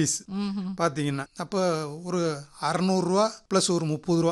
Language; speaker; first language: Tamil; native; Tamil